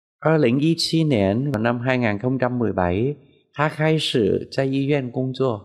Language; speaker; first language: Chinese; non-native, fluent; Vietnamese